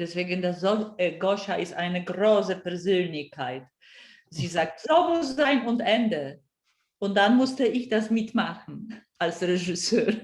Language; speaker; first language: German; non-native, fluent; Polish